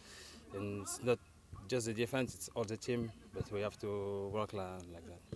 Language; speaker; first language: English; non-native, learner; French